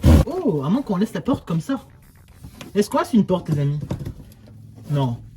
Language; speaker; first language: French; native; French